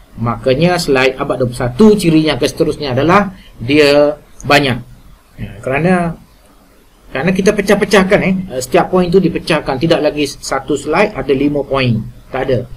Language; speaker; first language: Malay; native; Malay